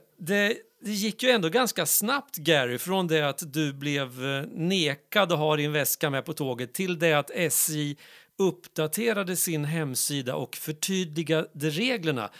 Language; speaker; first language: Swedish; native; Swedish